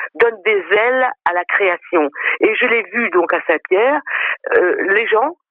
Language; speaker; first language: French; non-native, local second language; Réunion Creole French